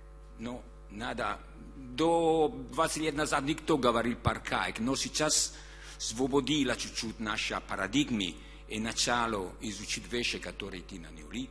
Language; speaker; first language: Russian; non-native, learner; Italian